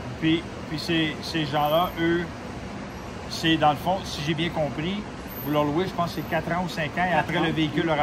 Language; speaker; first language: French; native; French